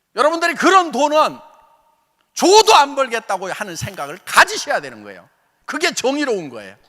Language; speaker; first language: Korean; native; Korean